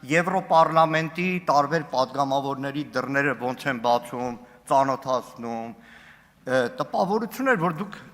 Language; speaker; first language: Armenian; native; Armenian